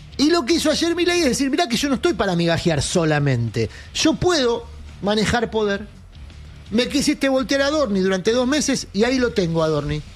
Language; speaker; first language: Spanish; native; Spanish